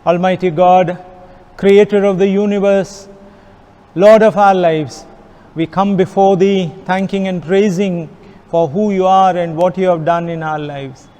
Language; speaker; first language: English; non-native, local second language; Kannada